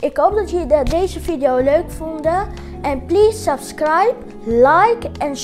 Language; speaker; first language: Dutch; non-native, learner; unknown